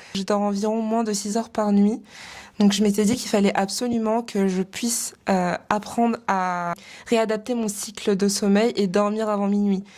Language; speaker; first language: French; native; French